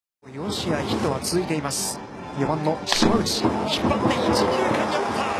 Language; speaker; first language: Japanese; native; Japanese